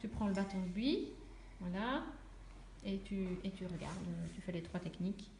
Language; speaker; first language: French; native; French